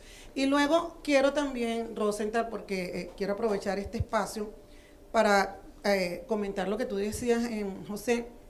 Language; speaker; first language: Spanish; native; Spanish